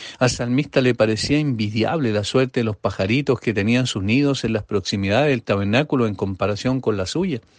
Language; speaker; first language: Spanish; native; Spanish